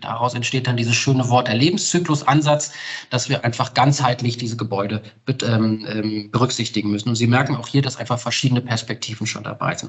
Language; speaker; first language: German; native; German